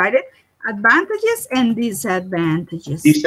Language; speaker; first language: English; non-native, fluent; Spanish